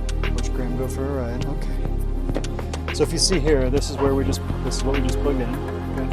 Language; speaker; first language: English; native; English